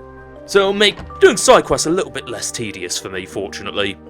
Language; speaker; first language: English; native; English